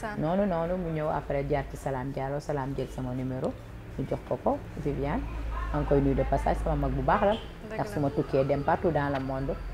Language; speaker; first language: Wolof; non-native, local second language; Fula